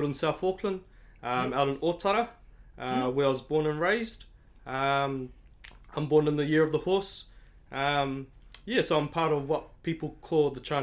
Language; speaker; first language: English; native; English